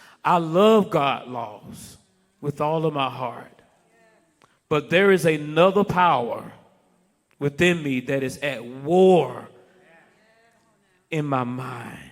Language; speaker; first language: English; native; English